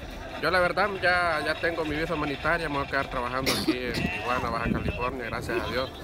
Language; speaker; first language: Spanish; native; Spanish